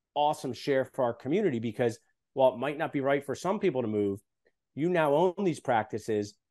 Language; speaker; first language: English; native; English